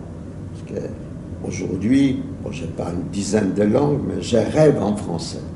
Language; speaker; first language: French; non-native, fluent; Yiddish